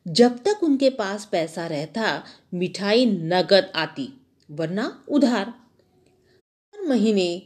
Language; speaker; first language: Hindi; non-native, local second language; Marathi